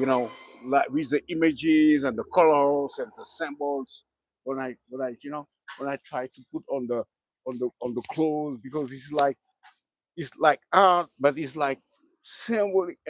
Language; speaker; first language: English; non-native, learner; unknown